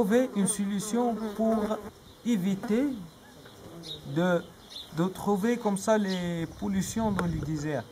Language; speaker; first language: French; non-native, learner; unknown